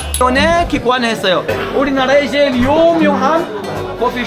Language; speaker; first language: Korean; non-native, learner; Arabic